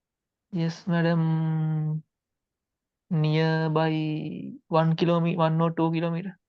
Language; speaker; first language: English; non-native, learner; Sinhala